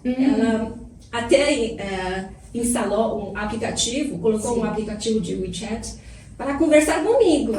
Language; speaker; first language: Portuguese; non-native, fluent; Chinese